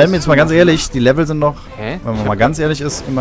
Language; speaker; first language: German; native; German